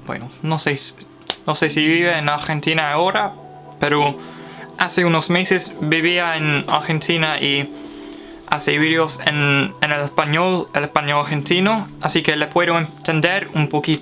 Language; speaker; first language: Spanish; non-native, fluent; English